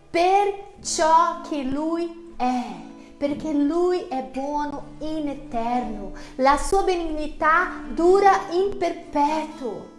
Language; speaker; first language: Italian; non-native, fluent; Portuguese